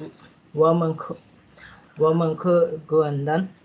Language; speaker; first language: Chinese; non-native, learner; Malay